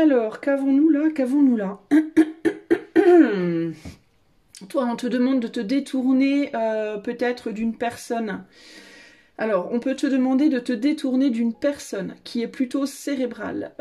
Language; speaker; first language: French; native; French